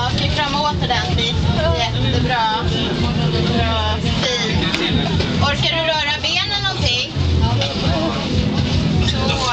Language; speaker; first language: Swedish; native; Swedish